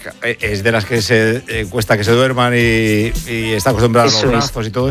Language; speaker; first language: Spanish; native; Spanish